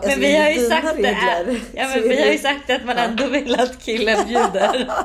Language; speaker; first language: Swedish; native; Swedish